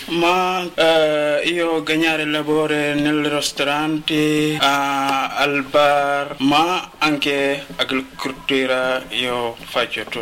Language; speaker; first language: Italian; non-native, learner; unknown